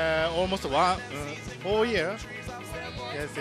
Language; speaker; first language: English; non-native, learner; Japanese